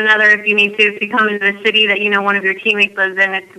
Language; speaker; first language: English; native; English